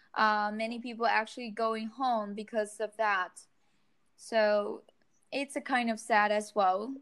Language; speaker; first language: English; non-native, fluent; Chinese